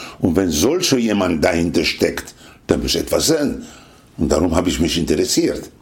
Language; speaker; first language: German; non-native, fluent; Spanish